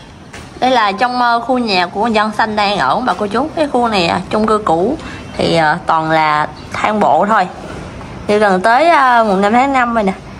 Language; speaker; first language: Vietnamese; native; Vietnamese